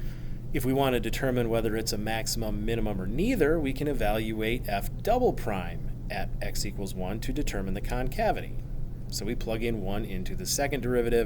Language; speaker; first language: English; native; English